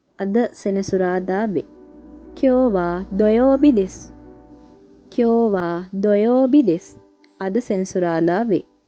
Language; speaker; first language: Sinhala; native; Sinhala